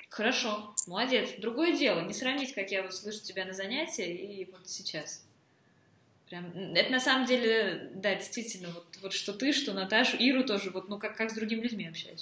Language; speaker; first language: Russian; native; Russian